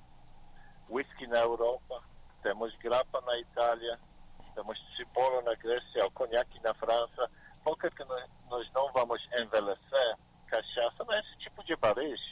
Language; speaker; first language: Portuguese; non-native, learner; Polish